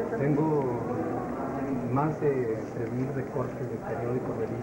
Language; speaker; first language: Spanish; native; Spanish